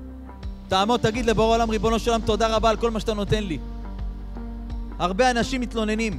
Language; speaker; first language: Hebrew; native; Hebrew